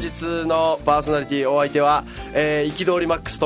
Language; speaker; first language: Japanese; native; Japanese